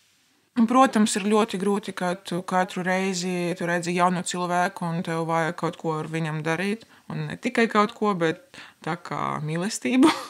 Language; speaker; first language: Latvian; non-native, local second language; Russian